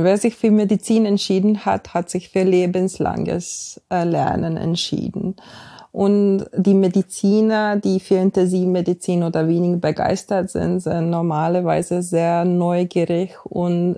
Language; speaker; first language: German; non-native, fluent; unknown